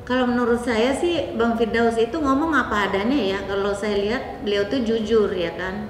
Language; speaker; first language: Indonesian; native; Indonesian